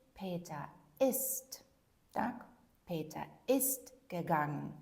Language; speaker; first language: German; non-native, fluent; Ukrainian